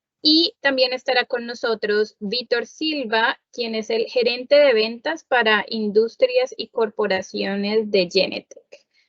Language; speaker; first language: Spanish; native; Spanish